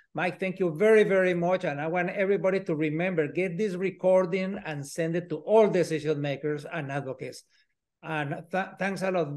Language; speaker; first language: English; non-native, fluent; Spanish